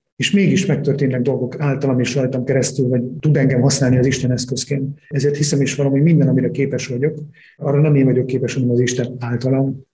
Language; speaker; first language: Hungarian; native; Hungarian